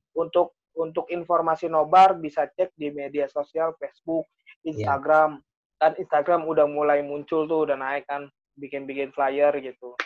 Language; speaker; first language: Indonesian; native; Indonesian